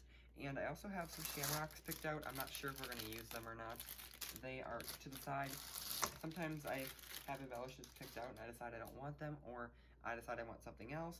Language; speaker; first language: English; native; English